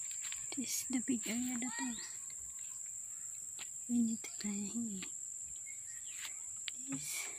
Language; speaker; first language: English; non-native, learner; Filipino